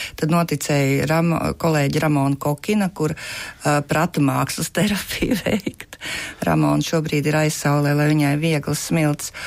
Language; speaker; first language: Latvian; native; Latvian